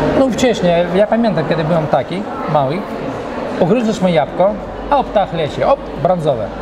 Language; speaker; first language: Polish; early bilingual, heritage; Russian